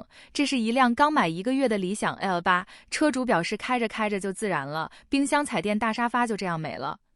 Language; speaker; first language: Chinese; native; Chinese